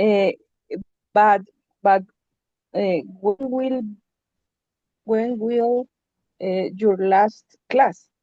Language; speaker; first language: English; non-native, learner; Spanish